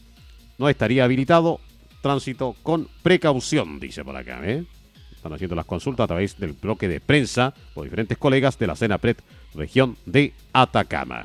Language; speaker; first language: Spanish; native; Spanish